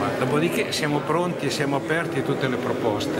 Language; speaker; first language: Italian; native; Italian